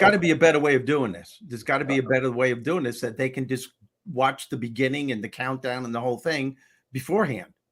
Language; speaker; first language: English; native; English